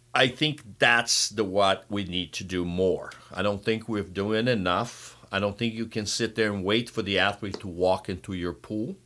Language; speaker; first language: English; non-native, fluent; Portuguese